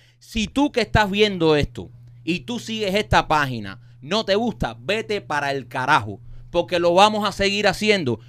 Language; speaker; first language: Spanish; native; Spanish